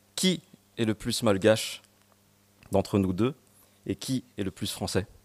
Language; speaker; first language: French; non-native, local second language; Malagasy